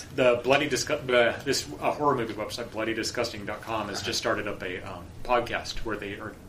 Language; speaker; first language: English; native; English